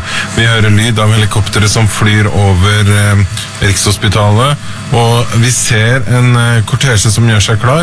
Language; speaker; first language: Norwegian; native; Norwegian